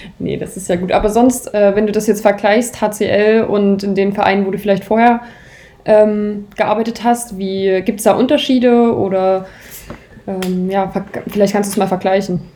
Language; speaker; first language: German; native; German